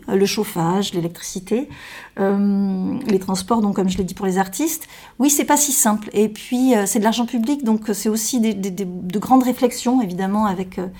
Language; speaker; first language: French; native; French